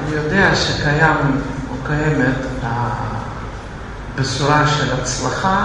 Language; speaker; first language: Hebrew; non-native, fluent; Russian